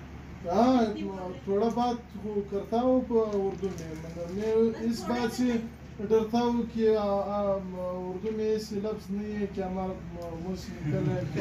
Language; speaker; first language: Hindi; non-native, learner; Pashto